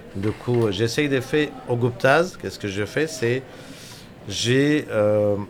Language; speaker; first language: French; non-native, fluent; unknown